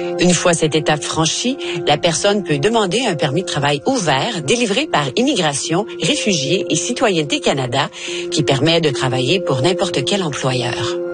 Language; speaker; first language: French; native; French